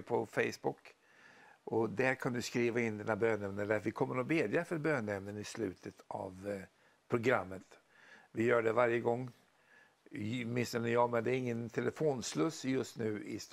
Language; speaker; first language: Swedish; native; Swedish